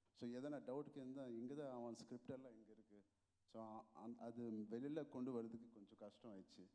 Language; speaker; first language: Tamil; non-native, local second language; Telugu